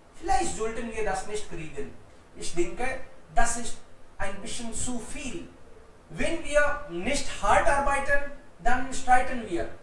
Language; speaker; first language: German; non-native, fluent; Hindi